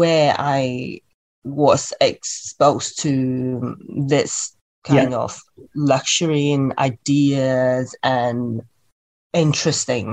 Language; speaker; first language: English; non-native, local second language; Cantonese